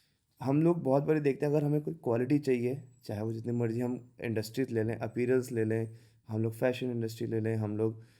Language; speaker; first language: Hindi; native; Hindi